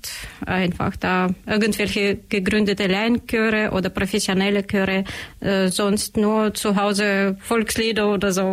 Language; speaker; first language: German; non-native, learner; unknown